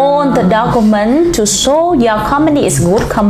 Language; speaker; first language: English; non-native, learner; Vietnamese